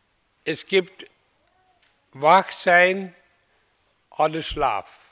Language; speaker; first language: German; non-native, fluent; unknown